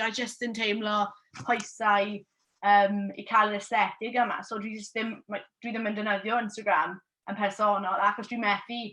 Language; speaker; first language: Welsh; non-native, local second language; English